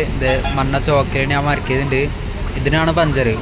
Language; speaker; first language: Malayalam; non-native, learner; Hindi